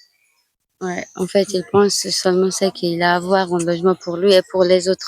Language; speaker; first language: French; non-native, fluent; Georgian